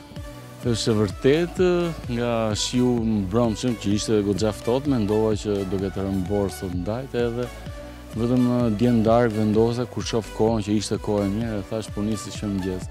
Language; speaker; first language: Albanian; native; Albanian